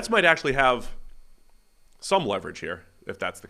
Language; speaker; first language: English; native; English